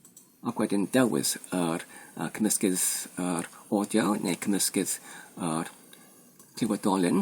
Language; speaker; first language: Welsh; non-native, fluent; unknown